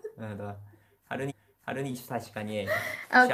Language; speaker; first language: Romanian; non-native, fluent; Korean